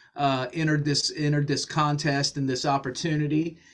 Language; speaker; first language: English; native; English